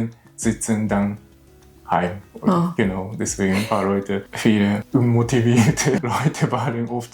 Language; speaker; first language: German; non-native, learner; Japanese